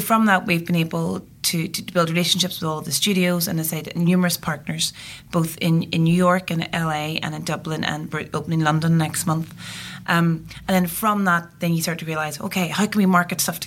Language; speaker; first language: English; native; English